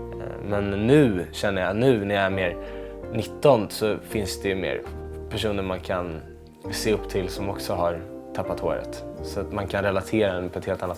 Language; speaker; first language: Swedish; native; Swedish